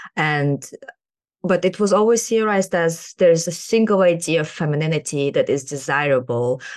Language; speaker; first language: English; non-native, fluent; Kazakh